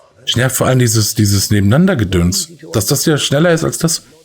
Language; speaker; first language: German; native; German